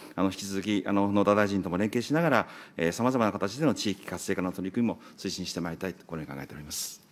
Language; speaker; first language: Japanese; native; Japanese